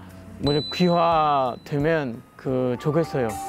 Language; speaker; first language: Korean; non-native, learner; Vietnamese